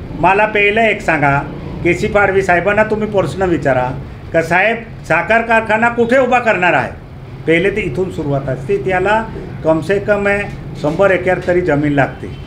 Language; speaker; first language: Marathi; non-native, local second language; Bhili